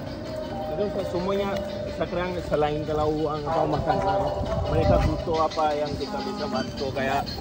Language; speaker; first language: Indonesian; non-native, learner; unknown